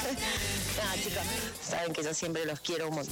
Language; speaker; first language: Spanish; native; Spanish